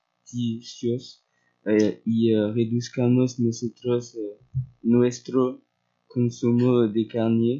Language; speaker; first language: Spanish; non-native, learner; French